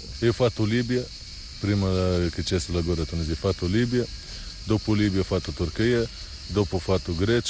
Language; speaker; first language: Italian; non-native, learner; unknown